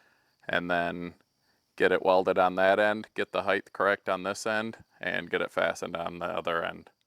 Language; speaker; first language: English; native; English